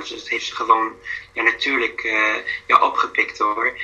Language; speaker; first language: Dutch; non-native, fluent; English